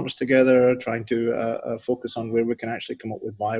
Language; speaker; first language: English; native; English